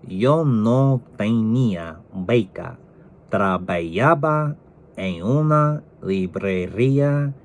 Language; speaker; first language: Spanish; non-native, learner; English